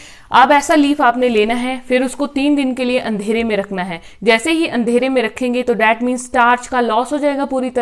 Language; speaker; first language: Hindi; native; Hindi